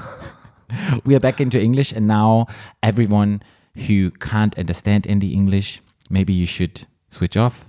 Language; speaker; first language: English; non-native, fluent; German